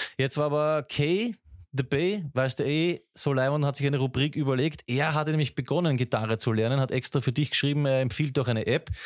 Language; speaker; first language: German; native; German